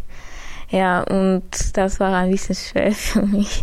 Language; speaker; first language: German; non-native, learner; Armenian